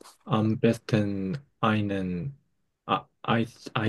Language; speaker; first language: German; non-native, learner; Korean